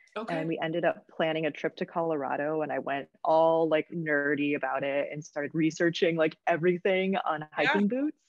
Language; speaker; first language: English; native; English